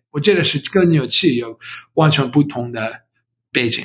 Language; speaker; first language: Chinese; non-native, learner; English